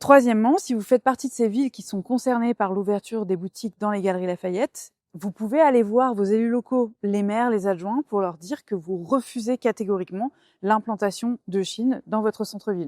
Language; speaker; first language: French; native; French